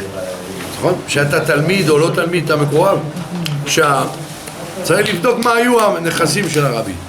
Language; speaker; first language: Hebrew; non-native, fluent; French